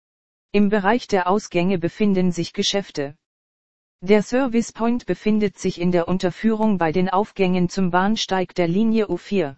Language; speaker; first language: German; native; German